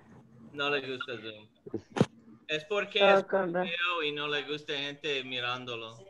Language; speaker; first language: Spanish; non-native, fluent; English